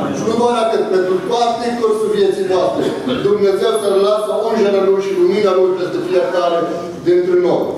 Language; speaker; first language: Romanian; non-native, fluent; Arabic